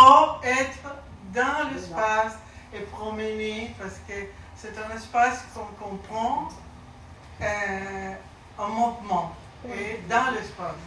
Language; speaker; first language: French; non-native, learner; Spanish